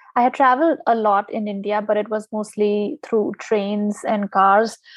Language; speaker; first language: English; non-native, local second language; Hindi